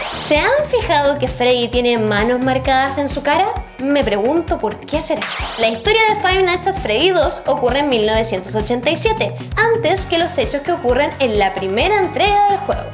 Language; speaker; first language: Spanish; native; Spanish